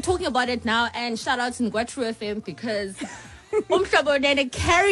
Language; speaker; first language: English; non-native, local second language; Xhosa